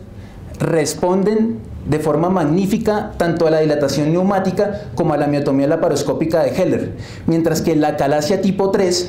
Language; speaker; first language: Spanish; native; Spanish